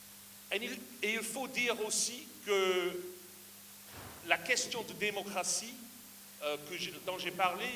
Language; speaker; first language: French; non-native, fluent; English